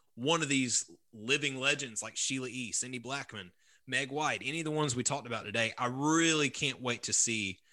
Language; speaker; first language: English; native; English